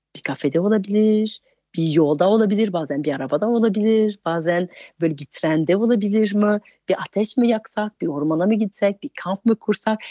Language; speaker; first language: Turkish; non-native, fluent; French